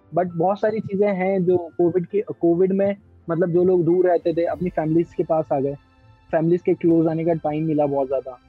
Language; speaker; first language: Hindi; native; Hindi